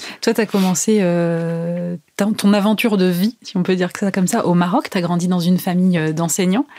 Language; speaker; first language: French; native; French